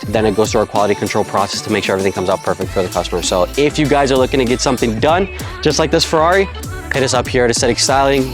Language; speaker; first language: English; native; English